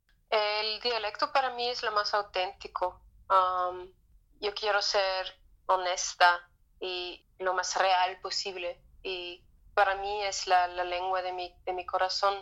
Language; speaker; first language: Spanish; non-native, fluent; German